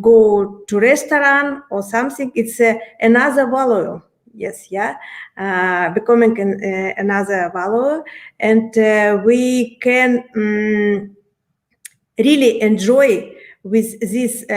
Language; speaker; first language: English; non-native, learner; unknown